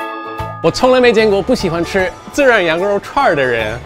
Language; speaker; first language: Chinese; non-native, fluent; English